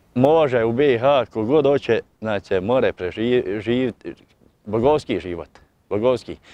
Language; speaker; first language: Bosnian; native; Bosnian